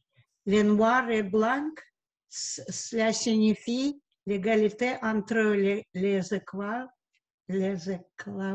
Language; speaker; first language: French; non-native, learner; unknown